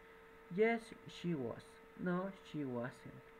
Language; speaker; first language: English; non-native, fluent; Spanish